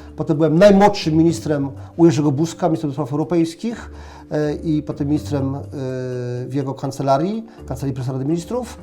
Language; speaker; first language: Polish; native; Polish